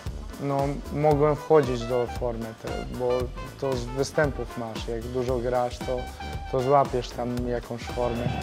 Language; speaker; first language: Polish; non-native, fluent; Serbian